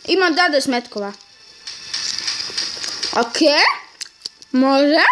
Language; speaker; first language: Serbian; early bilingual, heritage; Serbian